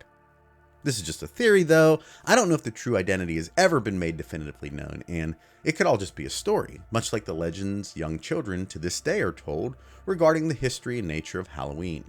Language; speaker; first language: English; native; English